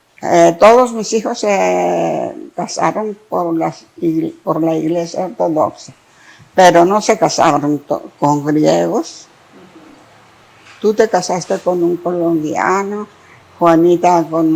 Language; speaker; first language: Spanish; non-native, fluent; Greek